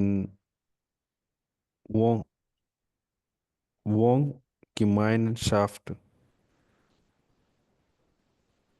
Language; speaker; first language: German; non-native, learner; Hindi